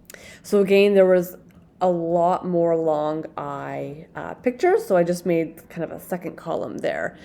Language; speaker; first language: English; native; English